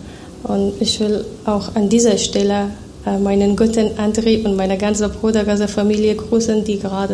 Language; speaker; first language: German; non-native, fluent; Persian